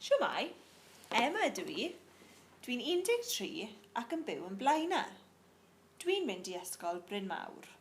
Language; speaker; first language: Welsh; non-native, local second language; English